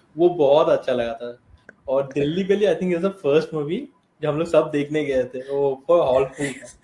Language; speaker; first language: Hindi; non-native, local second language; Bangla